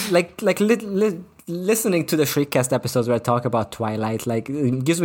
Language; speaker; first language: English; non-native, fluent; German